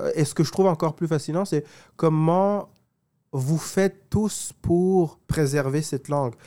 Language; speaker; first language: French; non-native, local second language; Kinyarwanda